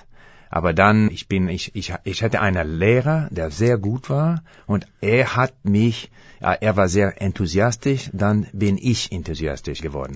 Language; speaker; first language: German; non-native, fluent; English